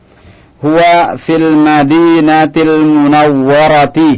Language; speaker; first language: Arabic; non-native, fluent; Indonesian